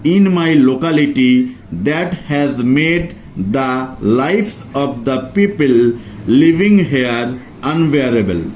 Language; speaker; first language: English; non-native, local second language; Bangla